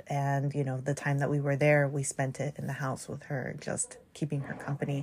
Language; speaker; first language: English; native; English